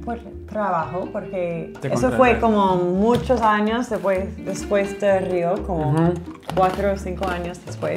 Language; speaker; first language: Spanish; non-native, learner; English